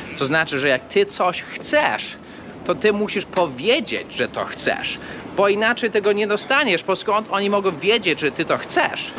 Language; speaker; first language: Polish; non-native, fluent; English